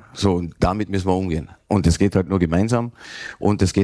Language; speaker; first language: German; native; German